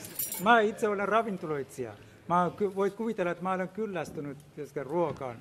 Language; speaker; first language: Finnish; non-native, fluent; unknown